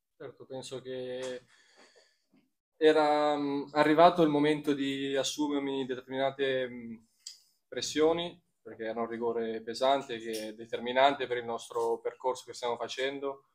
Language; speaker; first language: Italian; native; Italian